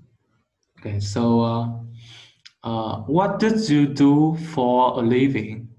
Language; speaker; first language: English; non-native, learner; Vietnamese